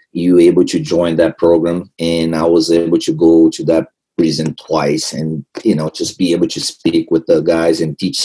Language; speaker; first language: English; non-native, fluent; Portuguese